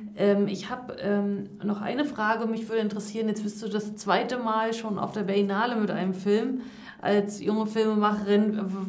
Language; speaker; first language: German; native; German